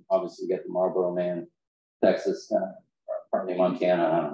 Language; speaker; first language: English; native; English